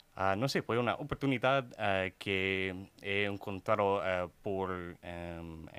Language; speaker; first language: Spanish; non-native, learner; English